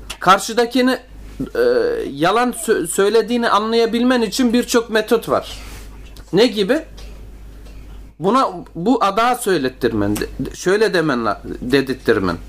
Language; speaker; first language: Turkish; native; Turkish